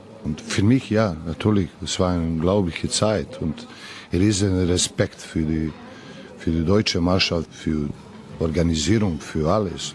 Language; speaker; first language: German; non-native, learner; Serbian